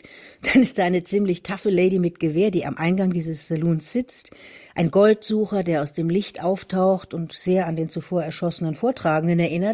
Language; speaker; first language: German; native; German